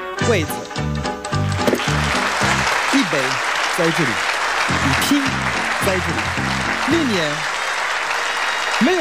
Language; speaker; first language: Chinese; non-native, fluent; French